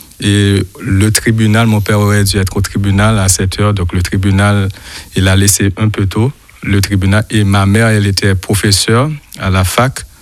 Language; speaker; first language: French; non-native, local second language; Haitian Creole